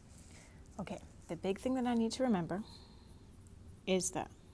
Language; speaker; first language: English; native; English